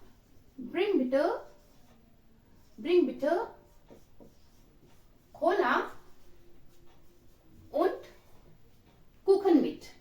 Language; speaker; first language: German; non-native, learner; Hindi